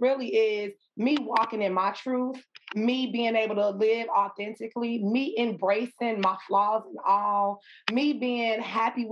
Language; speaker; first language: English; native; English